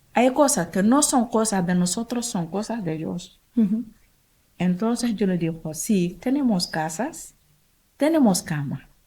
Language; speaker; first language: Spanish; non-native, learner; Wolof